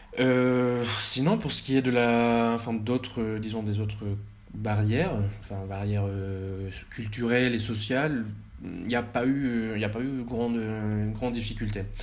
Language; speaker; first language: French; early bilingual, heritage; French